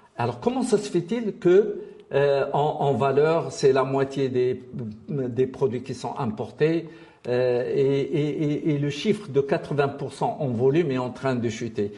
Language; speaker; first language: French; non-native, local second language; Arabic